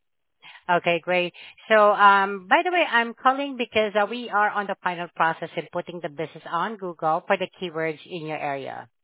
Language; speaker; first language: English; non-native, fluent; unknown